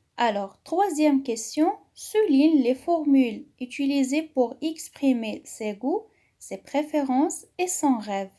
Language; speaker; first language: French; non-native, local second language; Arabic